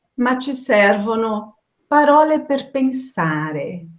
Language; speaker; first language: Italian; non-native, fluent; Portuguese